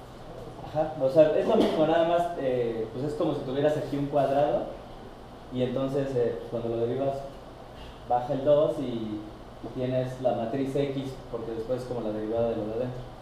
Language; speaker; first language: Spanish; native; Spanish